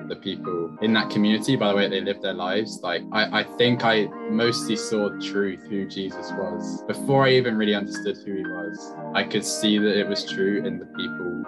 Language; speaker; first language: English; native; English